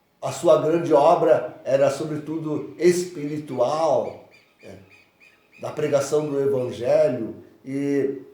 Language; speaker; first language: Portuguese; native; Portuguese